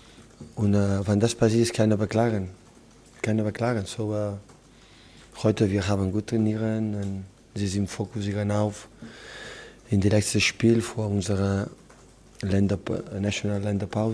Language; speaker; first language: German; non-native, fluent; Spanish